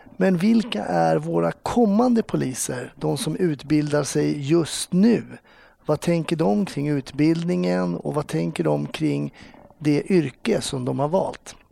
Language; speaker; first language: Swedish; native; Swedish